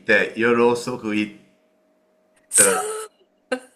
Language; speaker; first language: Japanese; non-native, fluent; English